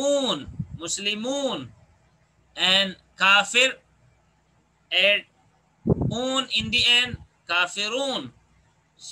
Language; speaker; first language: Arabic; non-native, fluent; Urdu